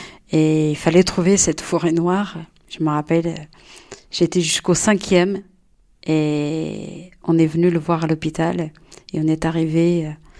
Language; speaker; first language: French; non-native, fluent; Portuguese